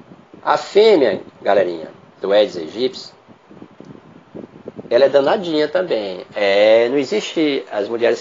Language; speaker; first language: Portuguese; native; Portuguese